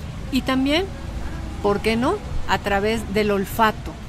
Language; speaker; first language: Spanish; native; Spanish